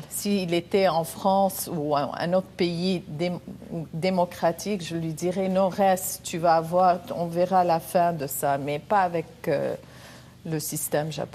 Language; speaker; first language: French; non-native, local second language; Arabic